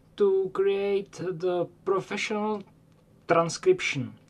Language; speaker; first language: English; non-native, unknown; Czech